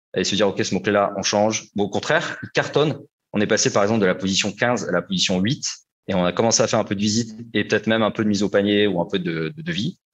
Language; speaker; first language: French; native; French